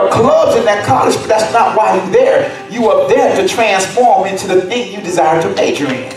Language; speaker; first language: English; native; English